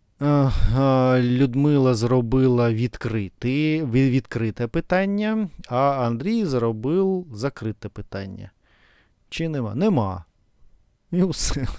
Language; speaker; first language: Ukrainian; non-native, fluent; Russian